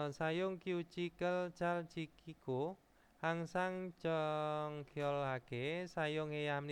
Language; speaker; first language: Korean; non-native, learner; Indonesian